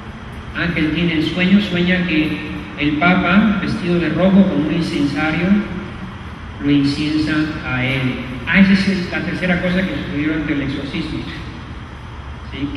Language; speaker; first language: Spanish; native; Spanish